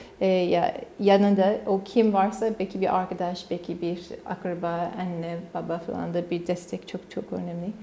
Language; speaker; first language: Turkish; non-native, learner; English